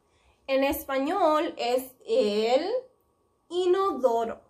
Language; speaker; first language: Spanish; non-native, fluent; English